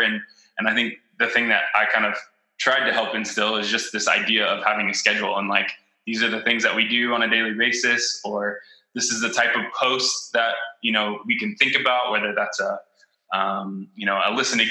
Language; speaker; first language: English; native; English